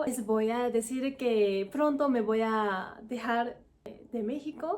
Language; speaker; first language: Spanish; non-native, fluent; Japanese